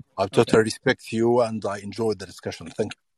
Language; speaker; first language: English; non-native, learner; Arabic